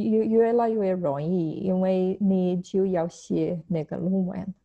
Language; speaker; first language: Chinese; non-native, fluent; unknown